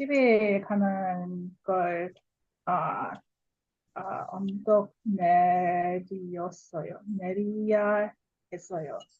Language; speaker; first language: Korean; non-native, learner; English